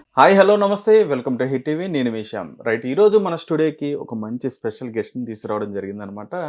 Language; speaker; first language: Telugu; native; Telugu